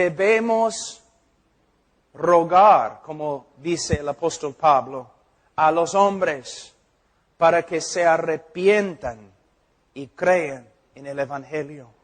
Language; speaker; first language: Spanish; non-native, fluent; English